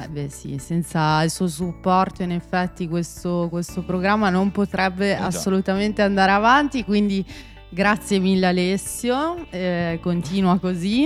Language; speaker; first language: Italian; native; Italian